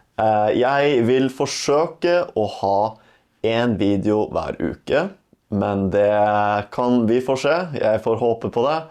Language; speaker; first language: Norwegian; native; Norwegian